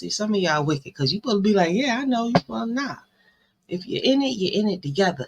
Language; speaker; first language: English; native; English